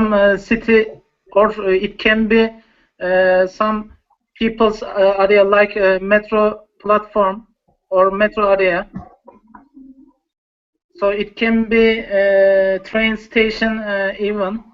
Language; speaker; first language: English; non-native, learner; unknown